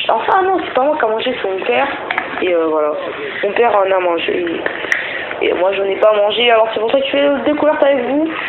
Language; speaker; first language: French; native; French